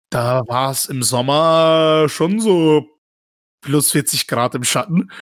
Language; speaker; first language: German; early bilingual, other home language; Russian